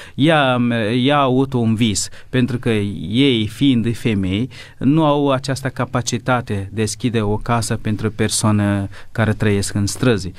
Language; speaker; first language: Romanian; non-native, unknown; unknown